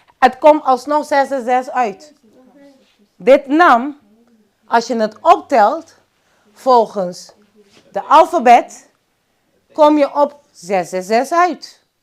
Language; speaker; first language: Dutch; non-native, local second language; Papiamento